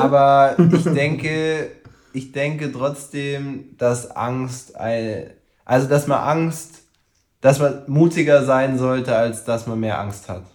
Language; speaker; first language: German; native; German